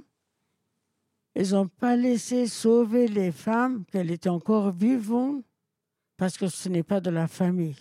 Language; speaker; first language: French; non-native, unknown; Persian